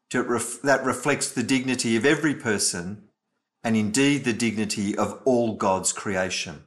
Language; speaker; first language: English; native; English